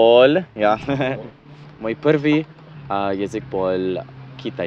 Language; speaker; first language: Slovak; non-native, learner; English